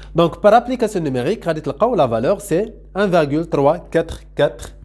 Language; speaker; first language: French; non-native, local second language; Arabic